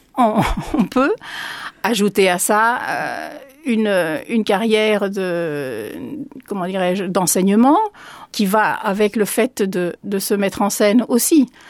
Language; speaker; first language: French; early bilingual, other home language; Spanish